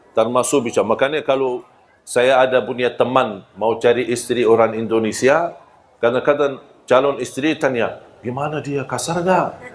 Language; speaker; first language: Malay; non-native, fluent; Arabic